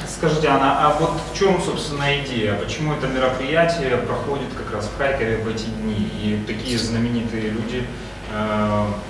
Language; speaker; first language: Russian; native; Russian